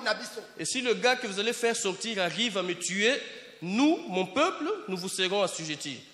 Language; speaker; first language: French; non-native, local second language; Lingala